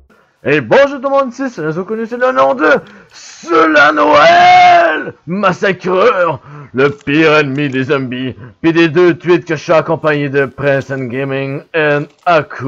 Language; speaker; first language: French; native; French